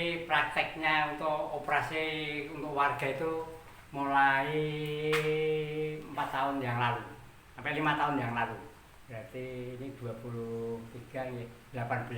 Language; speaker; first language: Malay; non-native, local second language; Javanese